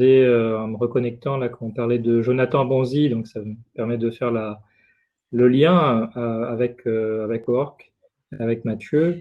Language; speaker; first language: French; native; French